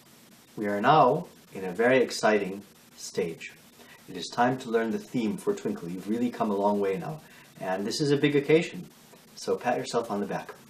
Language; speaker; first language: English; native; English